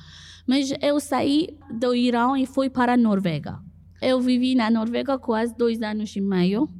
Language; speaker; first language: Portuguese; non-native, fluent; Persian